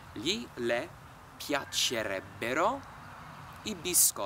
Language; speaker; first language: Italian; non-native, fluent; English